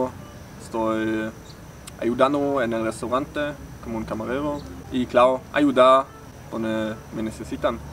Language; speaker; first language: Spanish; non-native, fluent; German